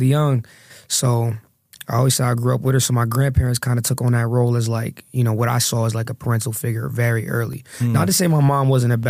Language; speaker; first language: English; native; English